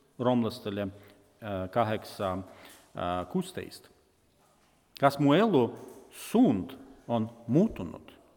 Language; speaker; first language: Estonian; non-native, local second language; Russian